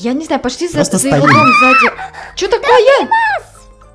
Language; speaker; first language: Russian; native; Russian